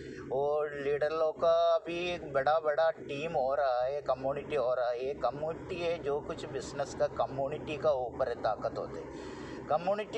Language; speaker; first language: Hindi; non-native, local second language; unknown